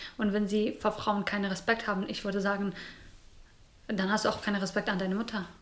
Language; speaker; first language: German; non-native, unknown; Persian